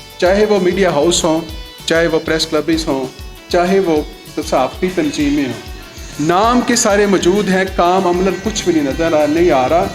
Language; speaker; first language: Urdu; non-native, local second language; Punjabi